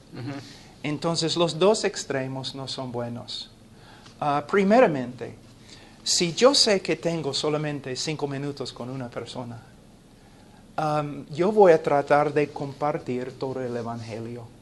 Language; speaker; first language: Spanish; non-native, fluent; English